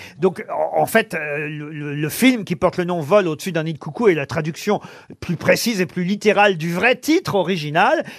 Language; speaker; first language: French; native; French